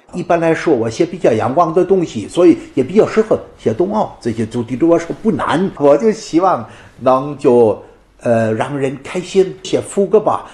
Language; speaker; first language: Chinese; non-native, fluent; German